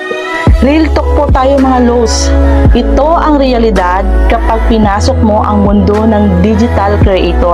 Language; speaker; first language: Filipino; native; Filipino